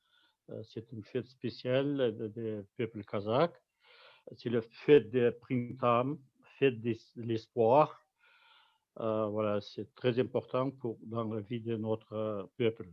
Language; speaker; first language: French; non-native, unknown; Kazakh